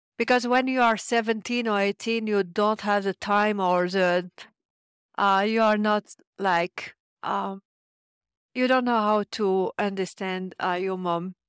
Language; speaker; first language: English; non-native, fluent; French